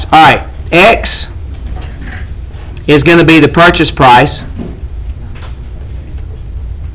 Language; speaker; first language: English; native; English